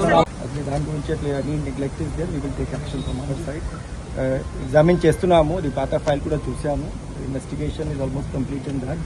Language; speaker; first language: Telugu; non-native, local second language; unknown